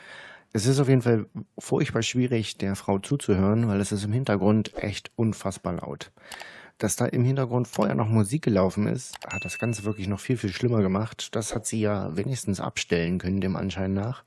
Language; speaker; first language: German; native; German